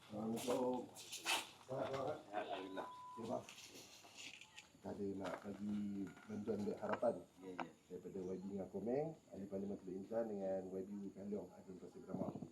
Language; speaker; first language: Malay; native; Malay